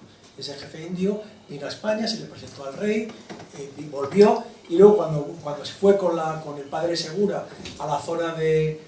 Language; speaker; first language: Spanish; native; Spanish